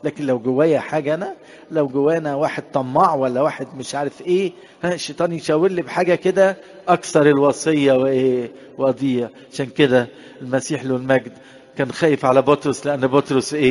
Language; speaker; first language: Arabic; native; Arabic